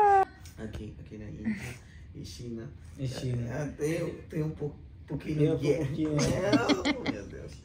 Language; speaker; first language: Portuguese; non-native, learner; Marathi